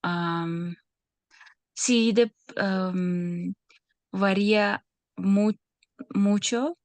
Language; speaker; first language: Spanish; non-native, fluent; Russian